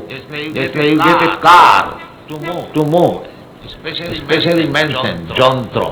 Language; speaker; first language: English; non-native, local second language; Bangla